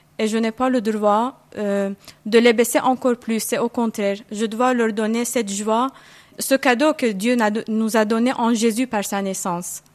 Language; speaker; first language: French; non-native, fluent; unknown